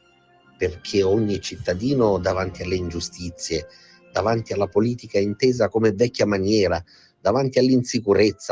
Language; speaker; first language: Italian; native; Italian